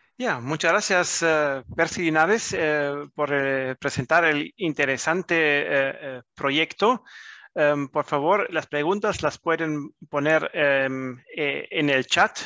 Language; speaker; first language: Spanish; non-native, fluent; German